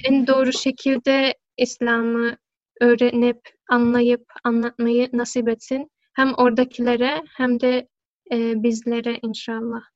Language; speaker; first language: Turkish; early bilingual, heritage; Turkish